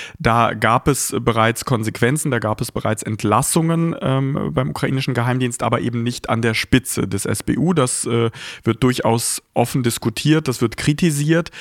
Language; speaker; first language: German; early bilingual, other home language; Russian